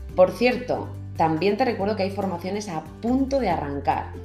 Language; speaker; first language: Spanish; native; Spanish